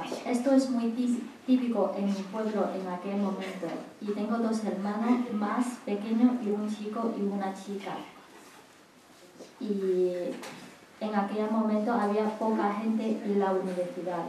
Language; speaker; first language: Spanish; non-native, learner; Chinese